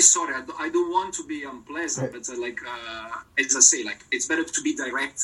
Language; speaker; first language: English; non-native, learner; Italian